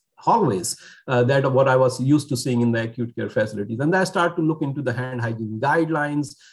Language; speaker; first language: English; non-native, local second language; Urdu